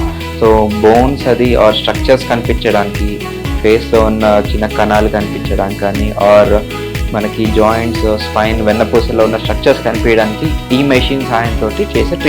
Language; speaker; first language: Telugu; native; Telugu